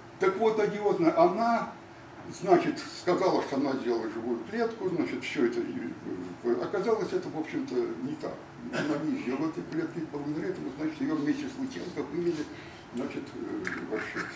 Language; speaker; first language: Russian; native; Russian